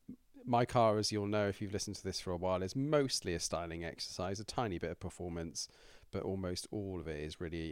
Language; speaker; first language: English; native; English